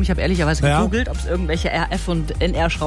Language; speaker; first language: German; native; German